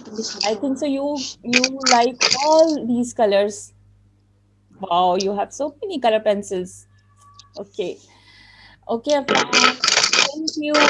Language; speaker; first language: English; non-native, local second language; Urdu